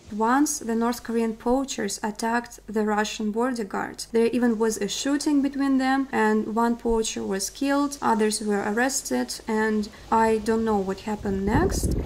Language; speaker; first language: English; non-native, fluent; Russian